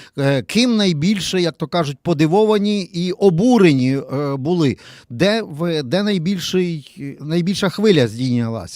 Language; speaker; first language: Ukrainian; native; Ukrainian